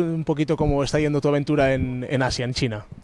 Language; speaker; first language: Spanish; native; Spanish